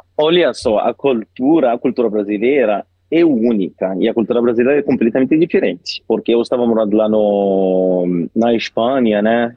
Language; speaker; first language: Portuguese; non-native, fluent; Arabic